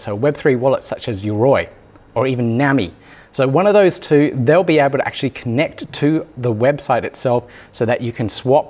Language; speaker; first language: English; native; English